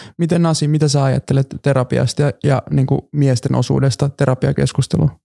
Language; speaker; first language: Finnish; native; Finnish